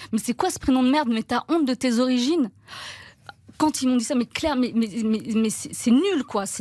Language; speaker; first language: French; early bilingual, other home language; Turkish